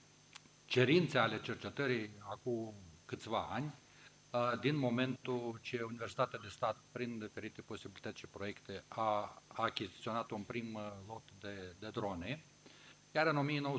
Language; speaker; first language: Romanian; native; Romanian